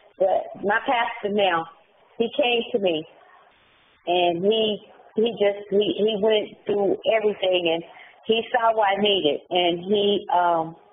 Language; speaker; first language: English; native; English